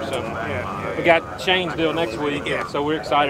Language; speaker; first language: English; native; English